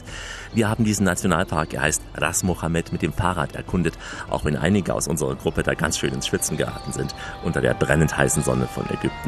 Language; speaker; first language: German; native; German